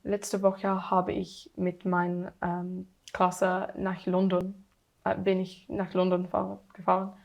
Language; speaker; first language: German; non-native, learner; English